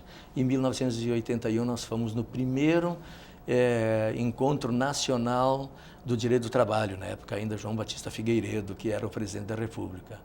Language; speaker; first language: Portuguese; native; Portuguese